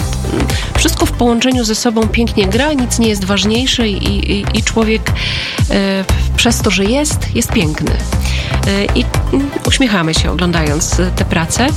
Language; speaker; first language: Polish; native; Polish